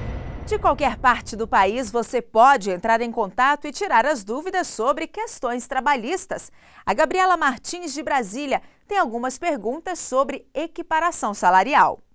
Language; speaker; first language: Portuguese; native; Portuguese